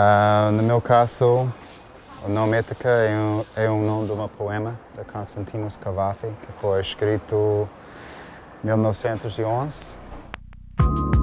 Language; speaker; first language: Portuguese; non-native, fluent; English